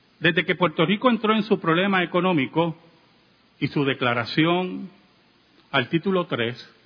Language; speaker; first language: Spanish; native; Spanish